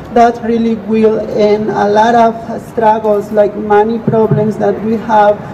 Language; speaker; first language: English; non-native, fluent; Spanish